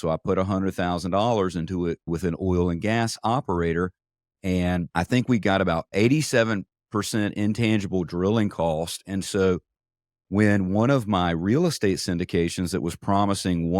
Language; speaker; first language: English; native; English